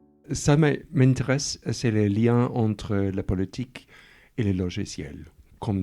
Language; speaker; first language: French; non-native, fluent; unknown